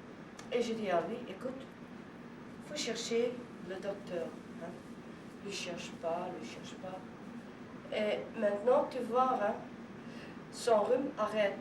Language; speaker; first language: French; non-native, learner; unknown